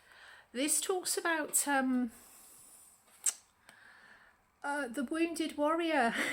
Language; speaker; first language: English; native; English